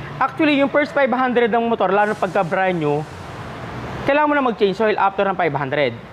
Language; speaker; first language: Filipino; non-native, local second language; Pampanga